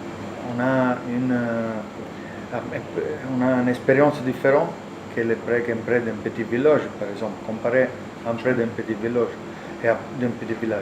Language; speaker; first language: French; non-native, learner; Italian